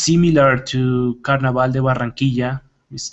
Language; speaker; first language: English; non-native, learner; Spanish